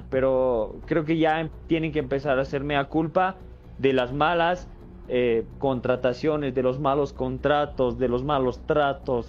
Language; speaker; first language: Spanish; native; Spanish